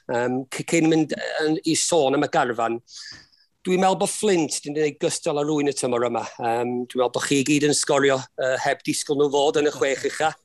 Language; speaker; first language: Welsh; native; Welsh